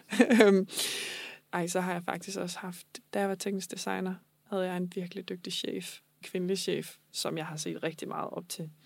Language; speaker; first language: Danish; native; Danish